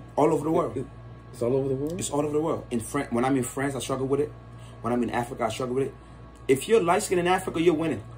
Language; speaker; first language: English; non-native, local second language; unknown